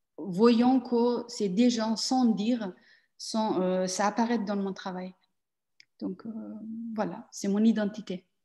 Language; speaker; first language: French; non-native, learner; Persian